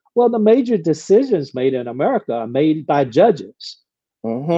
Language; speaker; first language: English; native; English